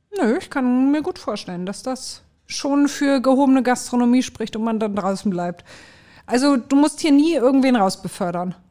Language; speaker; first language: German; native; German